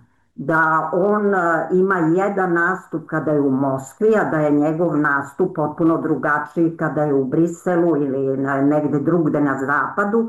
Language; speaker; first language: Serbian; native; Serbian